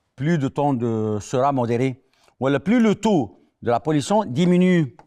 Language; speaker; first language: French; non-native, fluent; Arabic